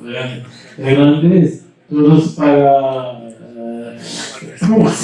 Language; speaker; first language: French; non-native, local second language; Arabic